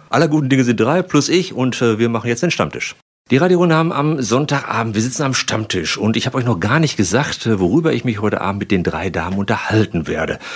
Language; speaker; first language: German; native; German